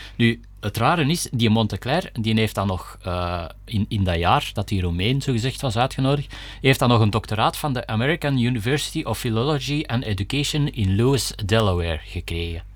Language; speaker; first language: Dutch; native; Dutch